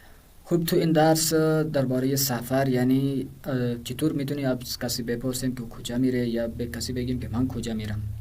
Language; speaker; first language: Persian; non-native, fluent; Urdu